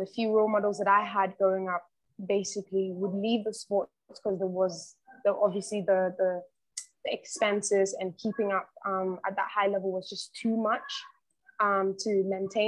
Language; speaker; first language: English; native; English